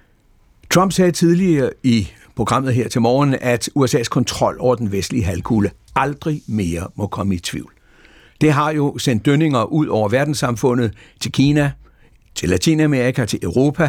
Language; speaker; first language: Danish; native; Danish